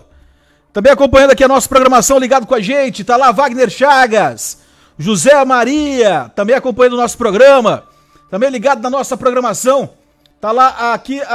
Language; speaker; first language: Portuguese; native; Portuguese